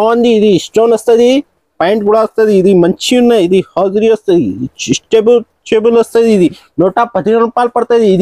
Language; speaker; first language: Telugu; non-native, local second language; Urdu